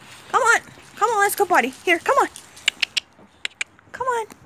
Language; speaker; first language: English; non-native, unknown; Indonesian